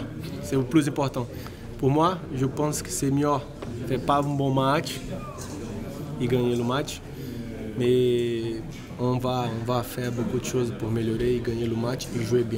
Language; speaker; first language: French; non-native, learner; Portuguese